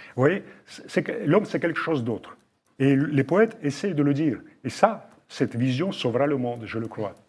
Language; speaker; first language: French; non-native, fluent; Russian